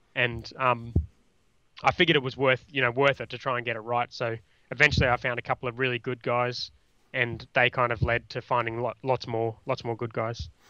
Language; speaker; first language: English; native; English